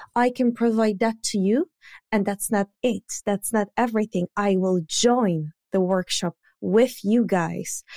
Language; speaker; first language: English; non-native, fluent; Polish